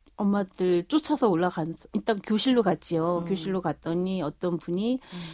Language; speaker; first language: Korean; native; Korean